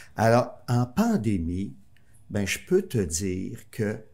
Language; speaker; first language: French; native; French